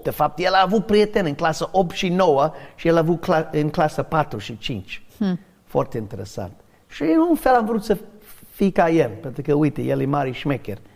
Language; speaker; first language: Romanian; non-native, learner; English